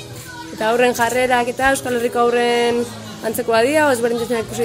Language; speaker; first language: Basque; native; Basque